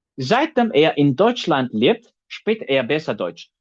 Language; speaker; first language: German; non-native, fluent; Turkish